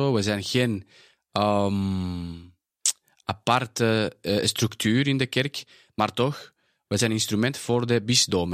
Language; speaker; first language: Dutch; non-native, fluent; Spanish